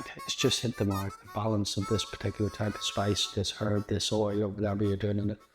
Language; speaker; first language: English; native; English